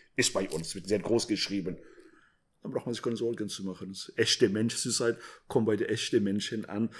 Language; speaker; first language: German; non-native, fluent; Persian